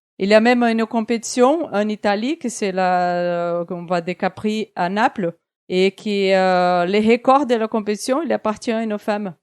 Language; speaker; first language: French; non-native, fluent; Portuguese